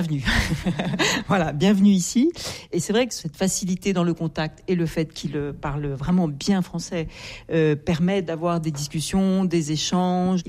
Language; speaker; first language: French; native; French